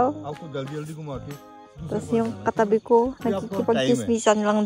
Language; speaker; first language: Filipino; native; Filipino